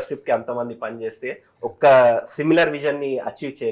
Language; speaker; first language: Telugu; native; Telugu